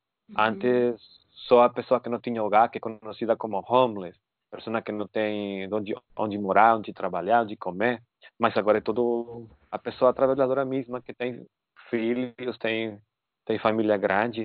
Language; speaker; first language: Portuguese; non-native, fluent; Spanish